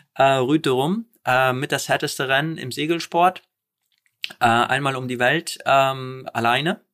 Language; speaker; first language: German; early bilingual, other home language; Polish